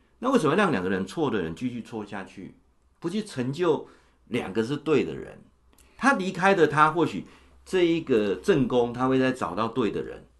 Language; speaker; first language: Chinese; native; Chinese